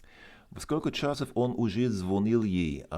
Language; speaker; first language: Russian; non-native, fluent; English